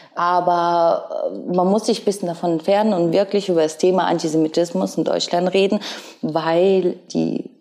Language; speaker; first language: German; early bilingual, other home language; Ukrainian